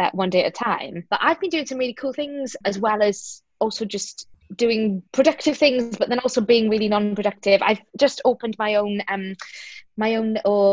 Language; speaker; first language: English; native; English